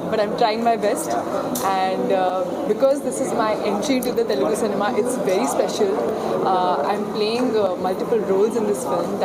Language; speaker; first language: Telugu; non-native, learner; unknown